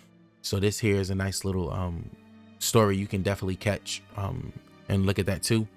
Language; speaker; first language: English; native; English